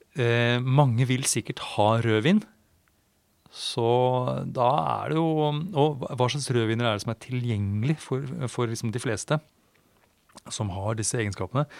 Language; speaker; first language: Norwegian; non-native, fluent; Swedish